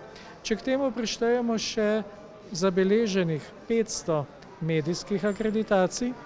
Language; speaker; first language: Slovenian; native; Slovenian